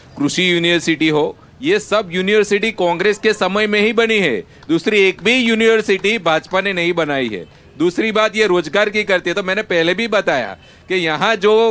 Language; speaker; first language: Hindi; non-native, local second language; Gujarati